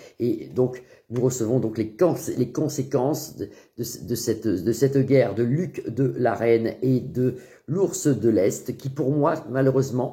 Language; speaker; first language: French; native; French